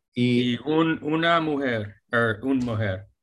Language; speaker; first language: Spanish; non-native, learner; English